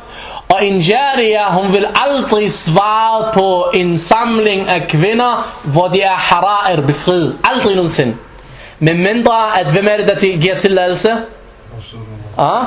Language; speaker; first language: Danish; non-native, fluent; Arabic